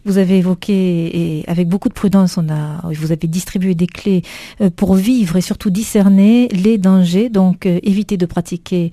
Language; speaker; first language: French; native; French